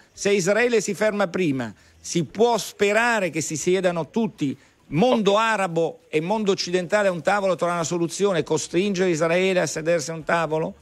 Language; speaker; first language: Italian; native; Italian